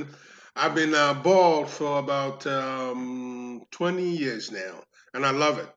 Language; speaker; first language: English; non-native, local second language; Igbo